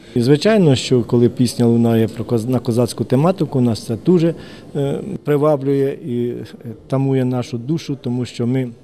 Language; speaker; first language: Ukrainian; native; Ukrainian